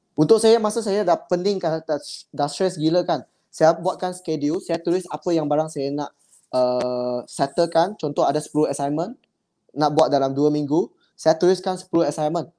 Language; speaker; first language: Malay; non-native, local second language; Chinese